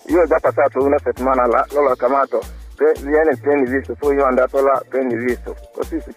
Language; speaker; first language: Italian; non-native, learner; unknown